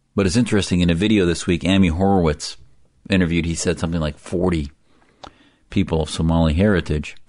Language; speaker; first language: English; early bilingual, other home language; Arabic